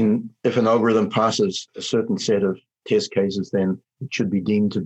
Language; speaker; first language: English; native; English